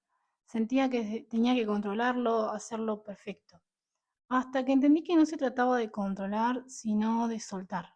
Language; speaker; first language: Spanish; native; Spanish